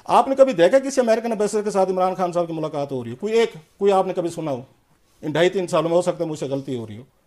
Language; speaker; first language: Hindi; native; Hindi